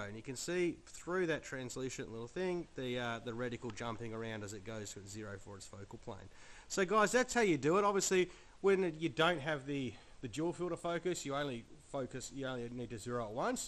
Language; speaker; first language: English; native; English